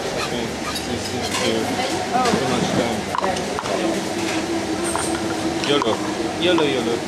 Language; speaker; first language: English; non-native, learner; Polish